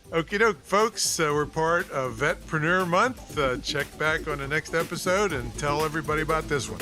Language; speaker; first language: English; native; English